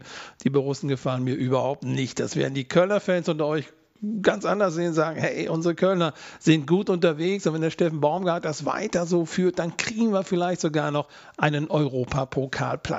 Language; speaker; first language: German; native; German